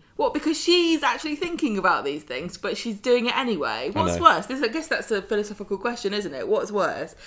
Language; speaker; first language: English; native; English